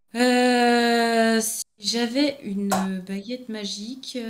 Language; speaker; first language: French; native; French